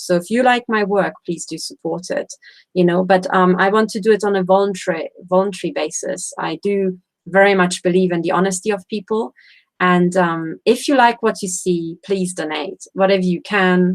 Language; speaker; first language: English; non-native, fluent; Romanian